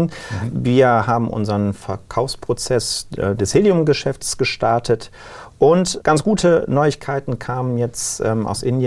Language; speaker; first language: German; native; German